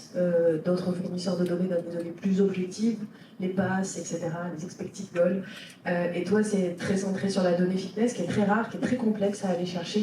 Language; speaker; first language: French; native; French